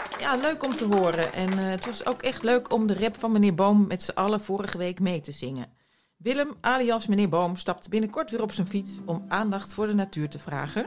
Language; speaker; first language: Dutch; native; Dutch